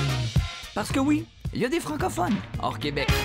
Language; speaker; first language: French; native; French